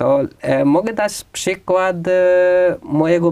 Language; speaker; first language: Polish; non-native, fluent; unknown